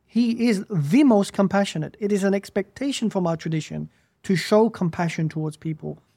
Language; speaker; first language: English; native; English